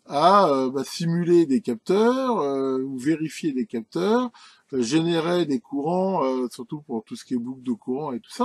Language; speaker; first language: French; native; French